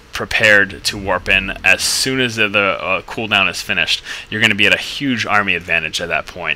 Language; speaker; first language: English; native; English